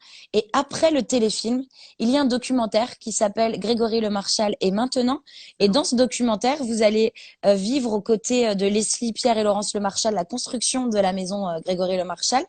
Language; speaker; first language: French; native; French